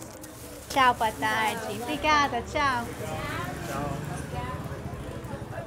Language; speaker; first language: Portuguese; non-native, learner; German